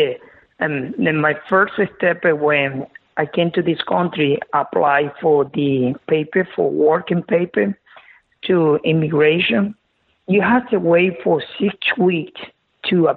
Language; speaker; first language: English; non-native, learner; Spanish